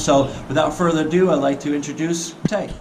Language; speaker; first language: English; native; English